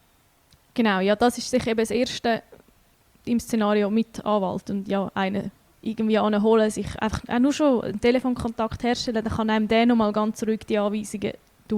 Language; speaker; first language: German; native; German